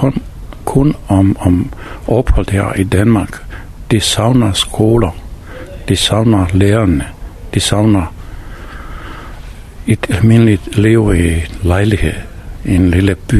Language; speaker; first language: Danish; non-native, fluent; Bosnian